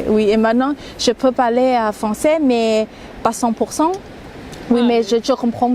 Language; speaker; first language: French; non-native, learner; Thai